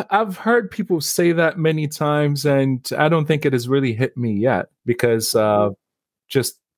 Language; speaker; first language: English; non-native, local second language; Yoruba